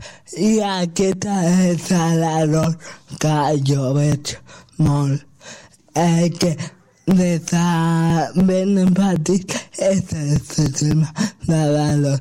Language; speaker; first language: Catalan; non-native, local second language; Spanish